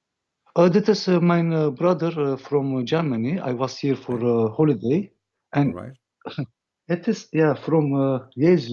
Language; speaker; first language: English; non-native, learner; Dutch